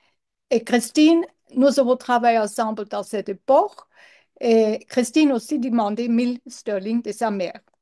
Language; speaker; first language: French; non-native, learner; English